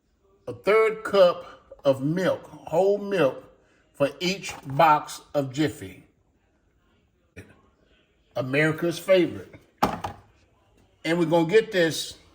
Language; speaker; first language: English; native; English